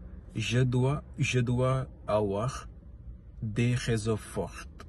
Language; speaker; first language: French; non-native, learner; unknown